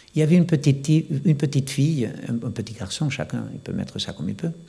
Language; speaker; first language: French; non-native, fluent; Spanish